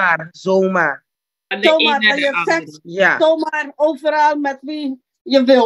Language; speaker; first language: Dutch; non-native, local second language; Papiamento